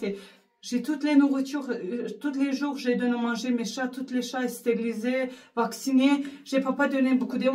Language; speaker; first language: French; non-native, learner; Arabic